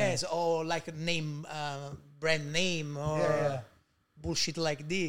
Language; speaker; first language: English; non-native, learner; Italian